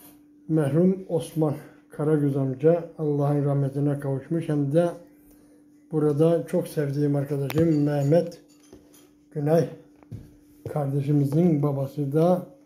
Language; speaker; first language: Turkish; native; Turkish